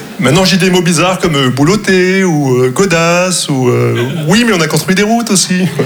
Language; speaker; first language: French; non-native, local second language; Arabic